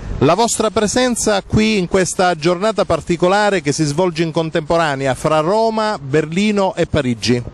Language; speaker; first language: Italian; native; Italian